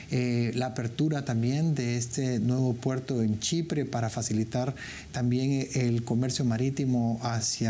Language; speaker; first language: Spanish; native; Spanish